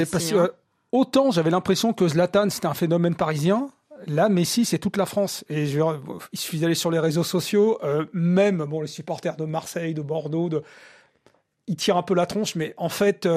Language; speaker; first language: French; native; French